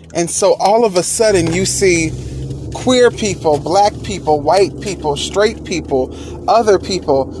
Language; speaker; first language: English; native; English